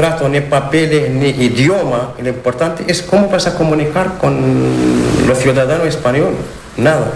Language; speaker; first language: Spanish; non-native, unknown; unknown